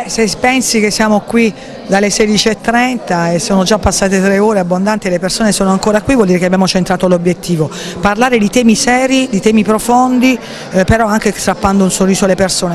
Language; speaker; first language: Italian; native; Italian